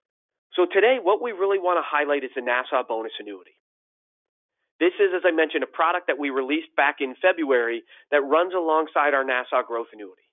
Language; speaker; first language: English; native; English